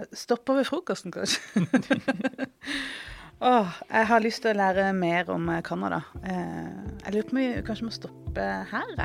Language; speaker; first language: Norwegian; native; Norwegian